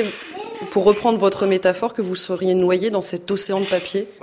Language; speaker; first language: French; native; French